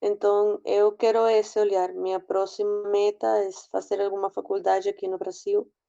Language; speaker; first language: Portuguese; non-native, fluent; Spanish